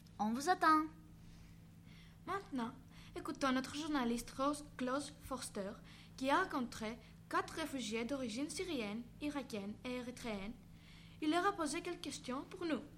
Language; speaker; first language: French; non-native, learner; Greek